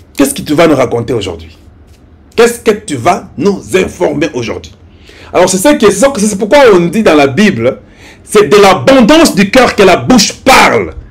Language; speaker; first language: French; non-native, local second language; Lingala